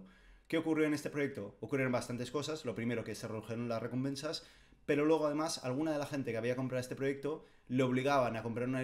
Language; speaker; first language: Spanish; native; Spanish